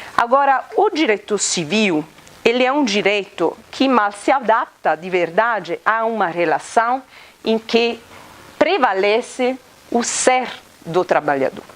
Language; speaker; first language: Portuguese; non-native, fluent; Italian